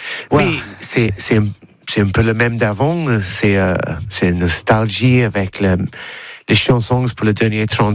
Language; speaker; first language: French; non-native, learner; English